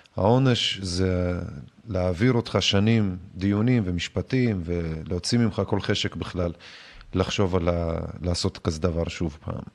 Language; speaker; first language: Hebrew; early bilingual, other home language; Russian